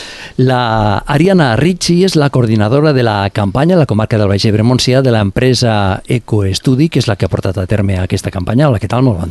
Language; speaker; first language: Catalan; native; Catalan